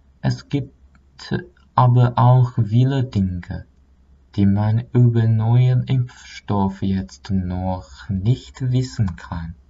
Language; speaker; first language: German; non-native, learner; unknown